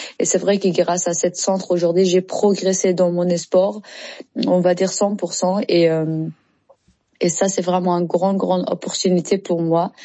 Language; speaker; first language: French; non-native, learner; Persian